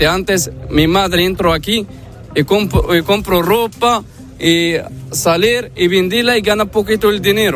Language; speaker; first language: Spanish; non-native, learner; Arabic